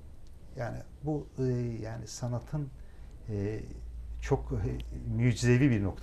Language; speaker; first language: Turkish; non-native, local second language; Azerbaijani